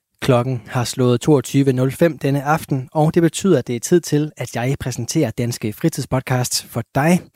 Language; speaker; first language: Danish; native; Danish